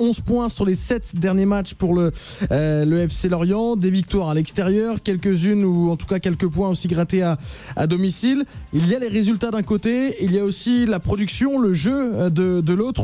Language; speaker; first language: French; native; French